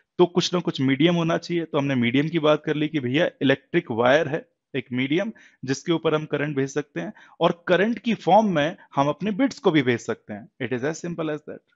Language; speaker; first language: Hindi; native; Hindi